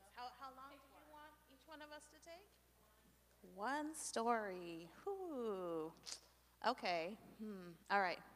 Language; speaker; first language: English; native; English